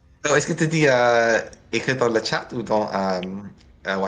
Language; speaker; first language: French; non-native, learner; English